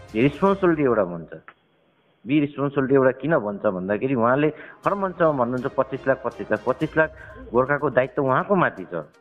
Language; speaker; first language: Nepali; native; Nepali